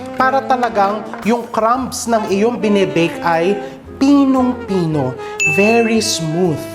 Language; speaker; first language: Filipino; native; Filipino